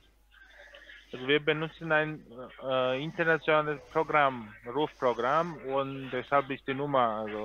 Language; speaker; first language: German; non-native, learner; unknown